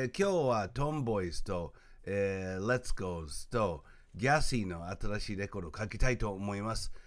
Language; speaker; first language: Japanese; non-native, fluent; English